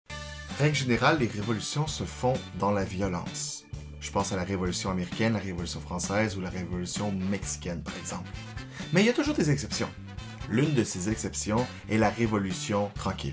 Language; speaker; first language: French; native; French